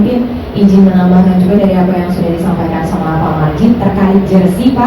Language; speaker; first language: Indonesian; native; Indonesian